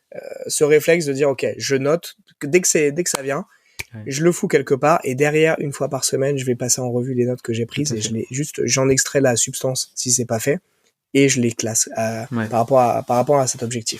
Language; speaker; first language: French; native; French